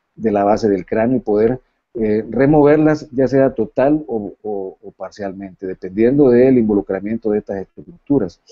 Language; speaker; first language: Spanish; native; Spanish